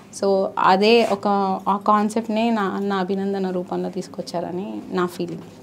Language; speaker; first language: Telugu; native; Telugu